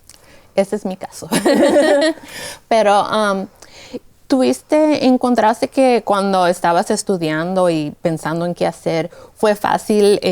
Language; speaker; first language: Spanish; early bilingual, heritage; Spanish